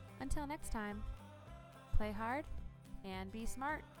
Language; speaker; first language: English; native; English